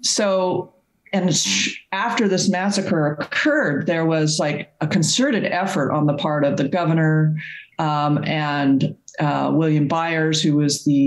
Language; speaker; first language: English; native; English